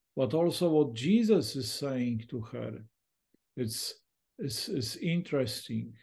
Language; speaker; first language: English; non-native, fluent; Polish